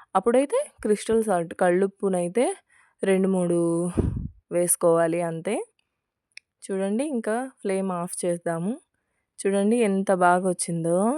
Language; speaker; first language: Telugu; non-native, local second language; Urdu